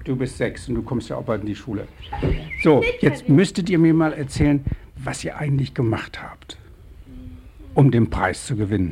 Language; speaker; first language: German; native; German